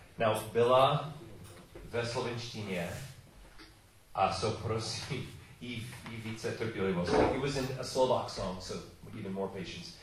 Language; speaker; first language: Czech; non-native, learner; English